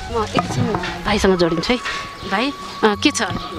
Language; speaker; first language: Nepali; native; Nepali